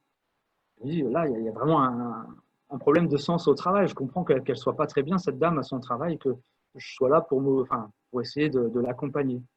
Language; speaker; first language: French; native; French